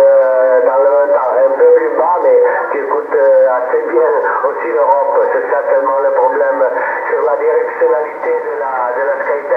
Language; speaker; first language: French; non-native, fluent; Italian